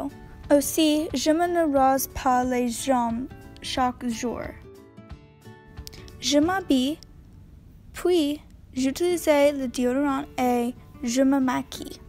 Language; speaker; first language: French; non-native, learner; English